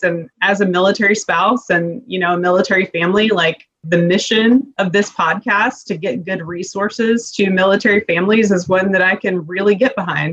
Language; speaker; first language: English; native; English